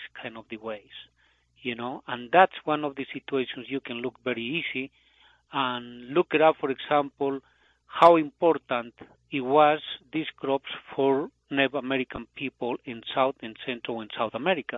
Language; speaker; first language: English; non-native, fluent; Spanish